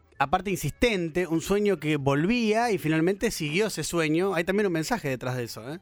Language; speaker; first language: Spanish; native; Spanish